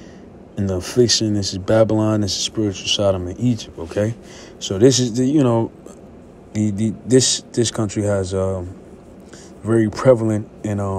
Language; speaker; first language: English; native; English